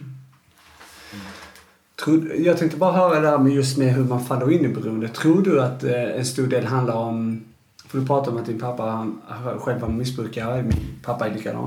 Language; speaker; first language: Swedish; native; Swedish